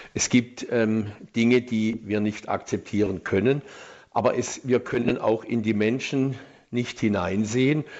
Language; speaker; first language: German; native; German